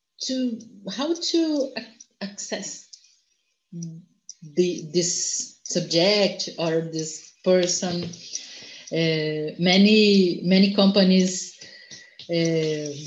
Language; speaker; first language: English; non-native, learner; Portuguese